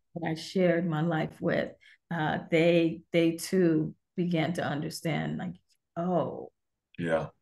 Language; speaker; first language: English; native; English